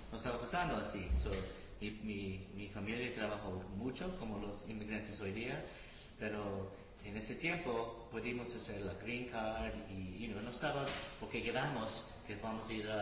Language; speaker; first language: Spanish; early bilingual, other home language; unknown